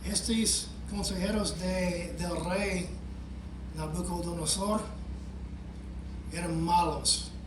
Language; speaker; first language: Spanish; non-native, fluent; English